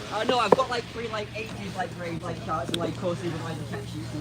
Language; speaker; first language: English; native; English